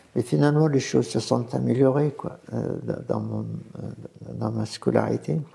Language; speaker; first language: French; non-native, fluent; Arabic